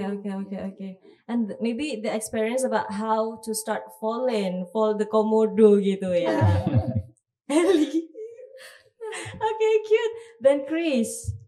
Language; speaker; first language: English; non-native, fluent; Indonesian